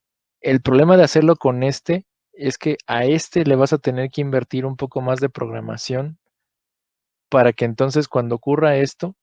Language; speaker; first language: Spanish; native; Spanish